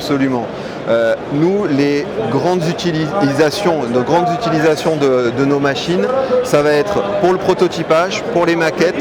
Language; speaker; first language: French; native; French